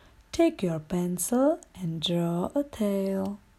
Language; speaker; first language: English; non-native, fluent; Czech